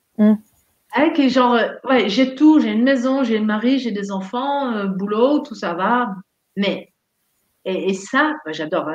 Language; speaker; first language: French; non-native, fluent; Dutch